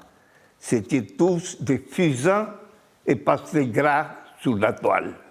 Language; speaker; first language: French; non-native, fluent; Spanish